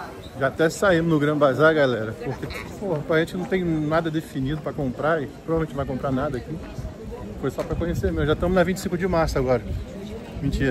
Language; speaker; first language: Portuguese; native; Portuguese